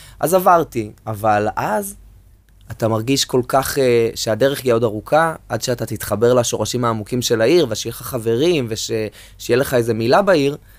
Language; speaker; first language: Hebrew; native; Hebrew